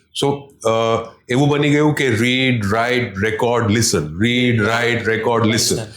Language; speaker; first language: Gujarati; non-native, local second language; Hindi